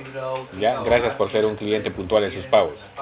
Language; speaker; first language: Spanish; native; Spanish